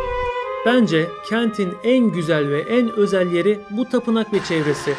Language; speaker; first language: Turkish; native; Turkish